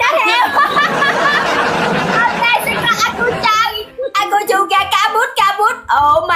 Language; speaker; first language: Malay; non-native, learner; Vietnamese